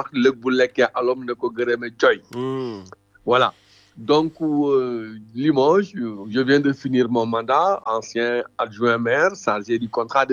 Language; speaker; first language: French; non-native, local second language; Wolof